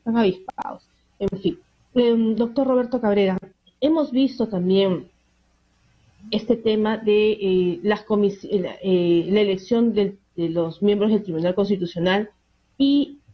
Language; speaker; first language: Spanish; native; Spanish